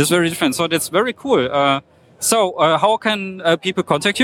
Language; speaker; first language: English; non-native, fluent; German